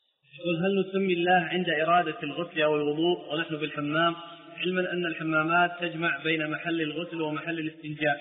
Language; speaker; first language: Arabic; native; Arabic